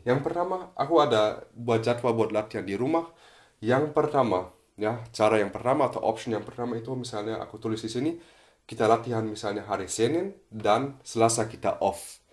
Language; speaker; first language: Indonesian; non-native, fluent; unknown